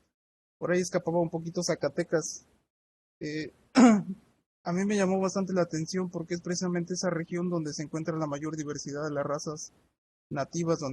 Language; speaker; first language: Spanish; native; Spanish